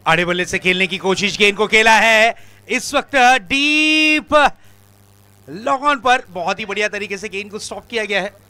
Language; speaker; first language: Hindi; non-native, local second language; Marathi